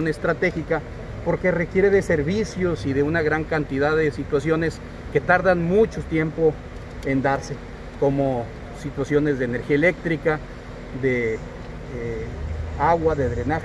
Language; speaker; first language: Spanish; native; Spanish